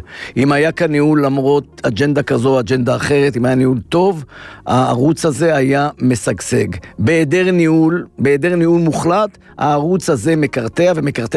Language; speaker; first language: Hebrew; native; Hebrew